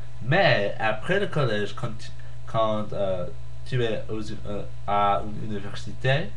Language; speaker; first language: French; non-native, learner; English